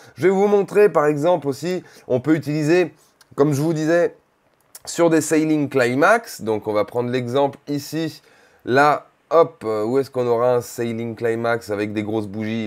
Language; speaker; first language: French; native; French